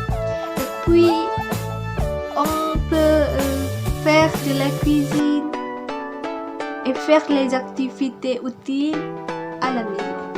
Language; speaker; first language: French; non-native, learner; Indonesian